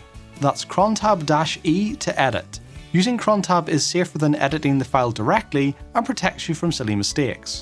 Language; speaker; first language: English; native; English